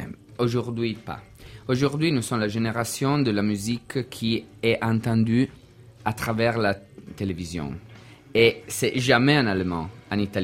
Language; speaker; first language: French; non-native, learner; Italian